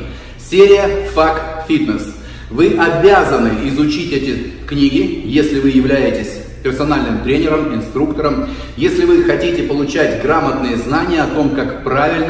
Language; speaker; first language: Russian; native; Russian